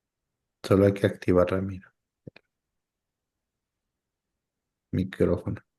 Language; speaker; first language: Spanish; native; Spanish